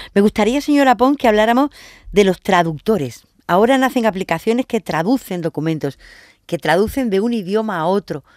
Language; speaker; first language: Spanish; native; Spanish